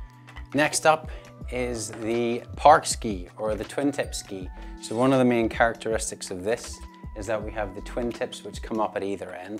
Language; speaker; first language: English; native; English